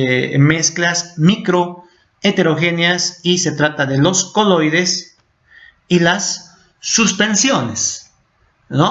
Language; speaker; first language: Spanish; native; Spanish